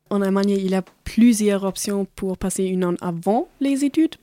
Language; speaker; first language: French; non-native, learner; German